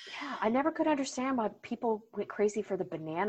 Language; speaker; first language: English; native; English